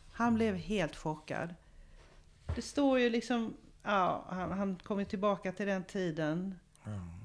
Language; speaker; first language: Swedish; native; Swedish